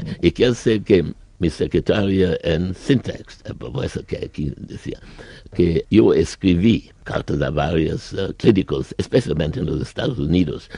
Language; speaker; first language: Spanish; non-native, learner; German